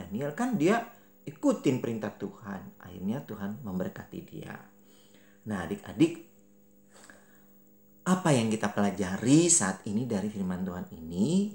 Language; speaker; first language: Malay; native; Malay